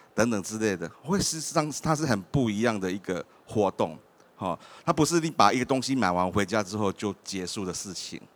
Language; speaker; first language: Chinese; native; Chinese